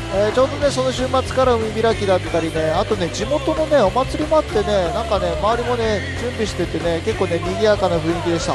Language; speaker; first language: Japanese; native; Japanese